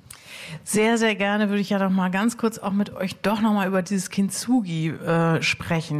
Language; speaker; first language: German; native; German